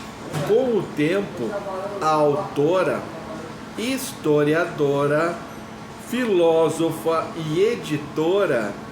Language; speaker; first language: Portuguese; native; Portuguese